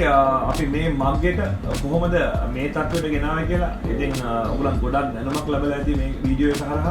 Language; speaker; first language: Sinhala; non-native, local second language; Tamil